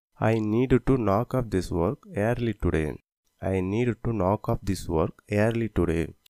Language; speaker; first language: English; non-native, local second language; Tamil